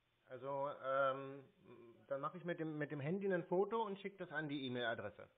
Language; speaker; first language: German; native; German